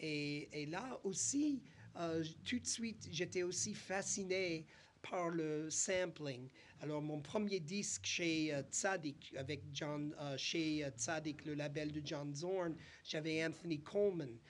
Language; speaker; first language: French; non-native, fluent; English